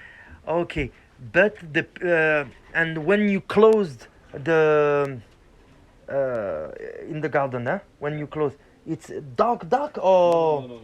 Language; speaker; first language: English; non-native, learner; French